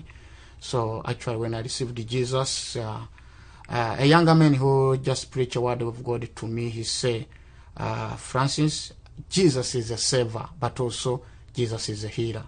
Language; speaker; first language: English; non-native, local second language; Kinyarwanda